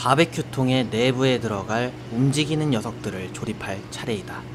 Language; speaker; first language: Korean; native; Korean